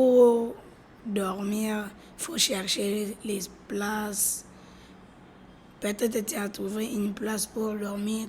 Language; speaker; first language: French; non-native, learner; Lingala